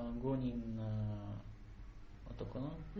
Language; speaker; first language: Japanese; non-native, learner; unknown